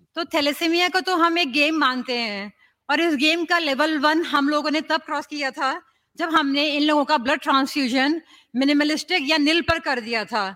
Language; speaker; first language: Hindi; native; Hindi